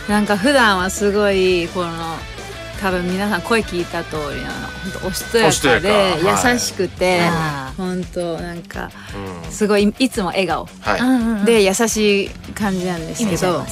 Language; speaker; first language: Japanese; native; Japanese